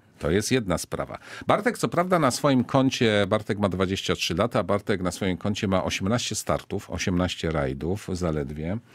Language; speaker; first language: Polish; native; Polish